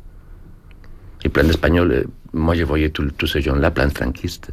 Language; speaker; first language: French; non-native, fluent; Spanish